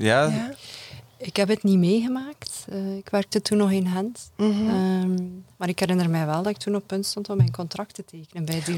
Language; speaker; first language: Dutch; native; Dutch